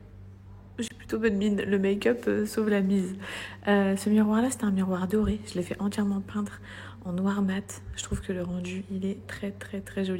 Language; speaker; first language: French; native; French